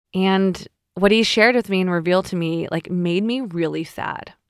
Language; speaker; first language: English; early bilingual, other home language; Chinese